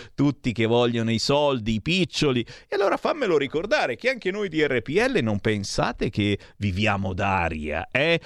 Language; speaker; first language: Italian; native; Italian